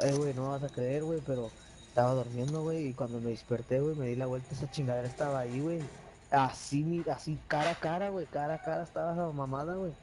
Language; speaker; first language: Spanish; early bilingual, heritage; Spanish